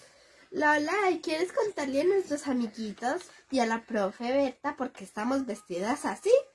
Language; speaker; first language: Spanish; native; Spanish